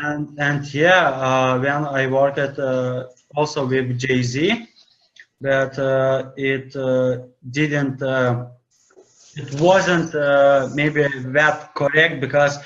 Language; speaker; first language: English; non-native, learner; Lithuanian